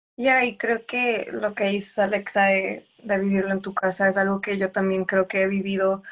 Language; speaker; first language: Spanish; early bilingual, heritage; Spanish